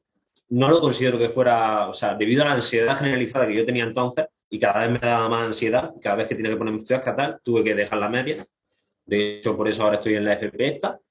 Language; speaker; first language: Spanish; native; Spanish